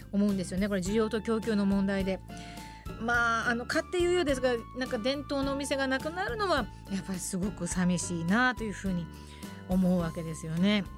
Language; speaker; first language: Japanese; native; Japanese